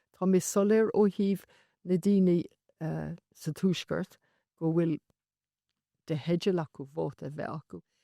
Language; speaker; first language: Irish; non-native, local second language; English